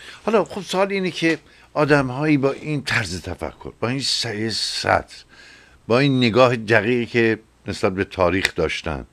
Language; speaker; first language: Persian; native; Persian